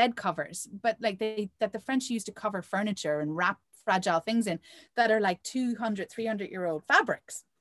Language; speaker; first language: English; native; English